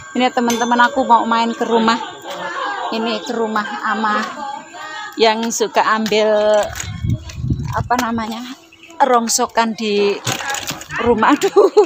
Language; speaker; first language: Indonesian; non-native, local second language; Javanese